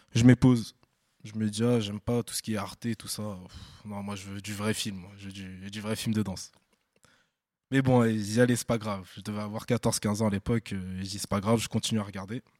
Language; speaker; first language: French; native; French